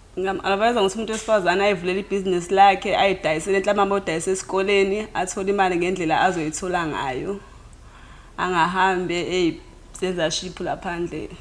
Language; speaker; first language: Zulu; non-native, local second language; Xhosa